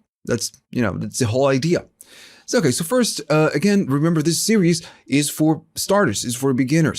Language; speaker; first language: English; non-native, fluent; Spanish